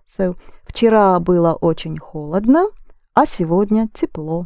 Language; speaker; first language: Russian; non-native, fluent; English